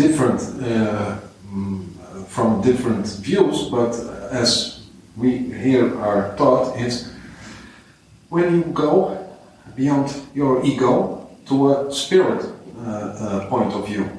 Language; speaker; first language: English; non-native, fluent; Dutch